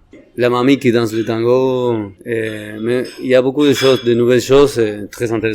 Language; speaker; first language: French; non-native, fluent; Spanish